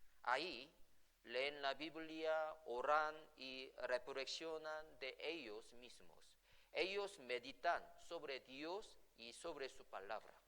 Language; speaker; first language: Spanish; non-native, fluent; Korean